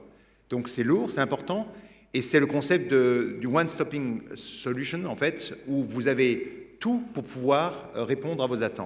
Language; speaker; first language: French; native; French